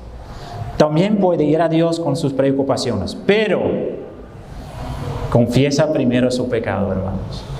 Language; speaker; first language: Spanish; non-native, fluent; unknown